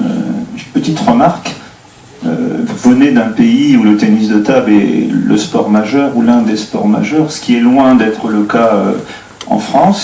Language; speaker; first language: French; native; French